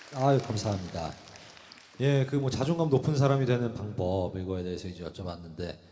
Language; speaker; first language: Korean; native; Korean